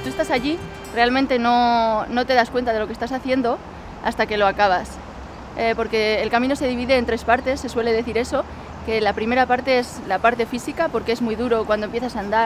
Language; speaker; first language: Spanish; native; Spanish